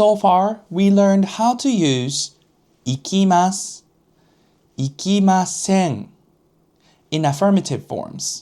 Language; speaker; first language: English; non-native, fluent; Japanese